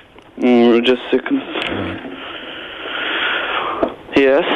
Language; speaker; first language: English; non-native, learner; Russian